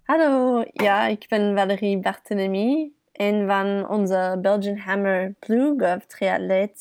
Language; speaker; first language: Dutch; early bilingual, heritage; English